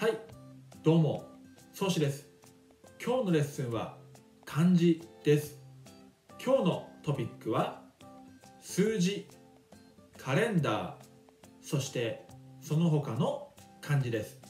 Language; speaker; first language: Japanese; native; Japanese